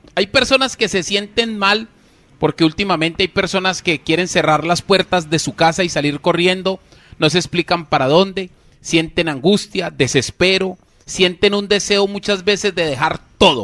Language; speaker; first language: Spanish; native; Spanish